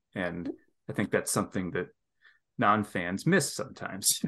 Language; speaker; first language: English; native; English